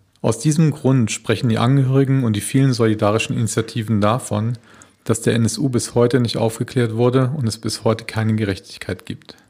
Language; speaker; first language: German; native; German